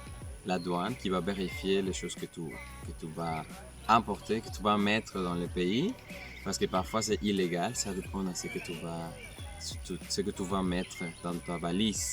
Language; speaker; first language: French; non-native, fluent; Spanish